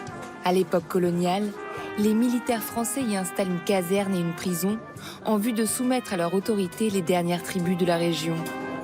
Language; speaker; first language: French; native; French